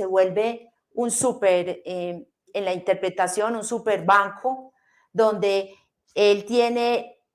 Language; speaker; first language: Spanish; native; Spanish